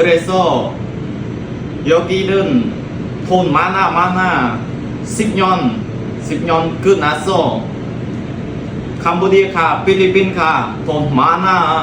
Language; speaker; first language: Korean; non-native, learner; Khmer